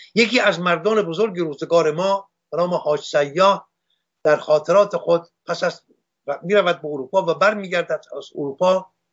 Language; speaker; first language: Persian; non-native, local second language; Armenian